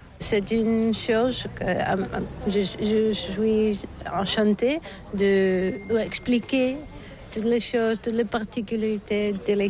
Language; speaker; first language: French; non-native, learner; Bulgarian